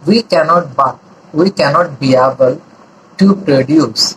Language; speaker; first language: English; non-native, local second language; Bangla